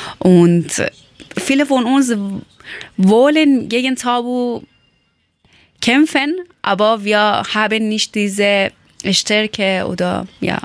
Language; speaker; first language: German; non-native, learner; Persian